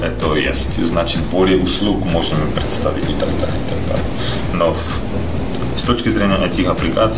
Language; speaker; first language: Russian; non-native, fluent; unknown